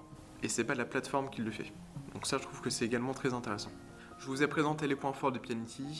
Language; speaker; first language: French; native; French